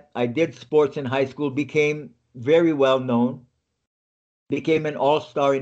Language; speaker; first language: English; native; English